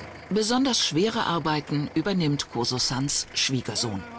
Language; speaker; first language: German; native; German